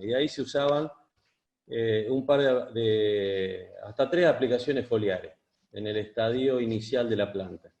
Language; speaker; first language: Spanish; native; Spanish